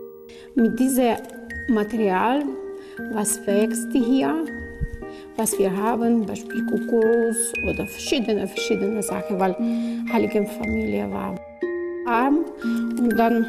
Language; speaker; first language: German; non-native, learner; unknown